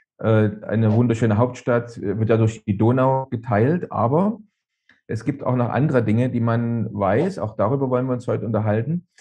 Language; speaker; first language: German; native; German